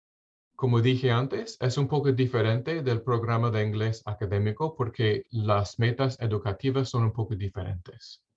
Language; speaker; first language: Spanish; non-native, fluent; English